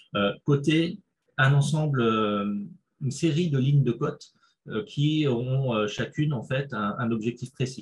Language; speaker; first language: French; native; French